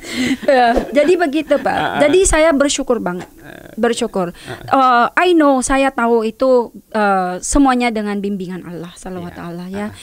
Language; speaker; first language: Indonesian; non-native, learner; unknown